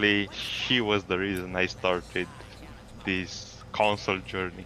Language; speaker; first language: English; non-native, fluent; Romanian